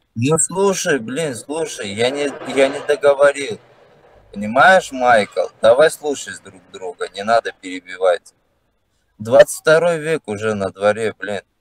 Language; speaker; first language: Russian; non-native, local second language; Armenian